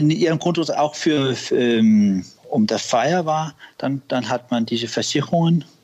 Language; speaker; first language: German; non-native, learner; Danish